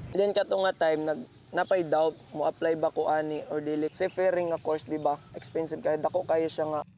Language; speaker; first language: English; non-native, local second language; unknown